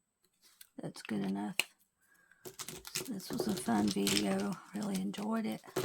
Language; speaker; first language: English; native; English